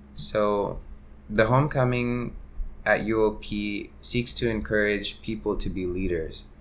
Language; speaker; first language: English; early bilingual, other home language; Hindi